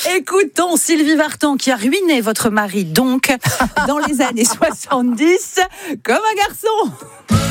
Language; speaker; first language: French; native; French